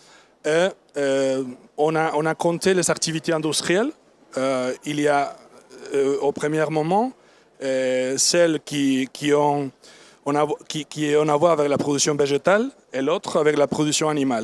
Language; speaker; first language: French; non-native, learner; Spanish